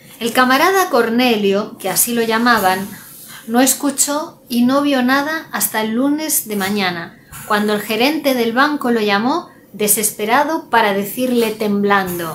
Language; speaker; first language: Spanish; native; Spanish